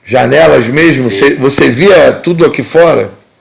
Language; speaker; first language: Portuguese; native; Portuguese